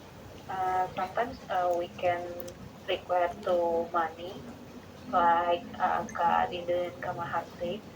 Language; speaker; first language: English; non-native, learner; Indonesian